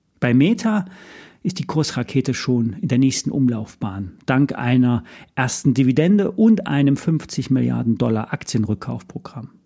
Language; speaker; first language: German; native; German